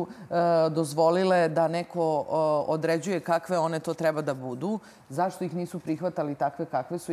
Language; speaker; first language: Serbian; native; Serbian